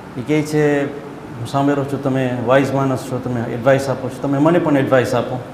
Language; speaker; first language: Gujarati; early bilingual, heritage; Gujarati